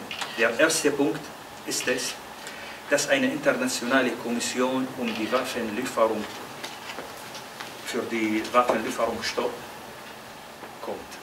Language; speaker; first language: German; non-native, fluent; Arabic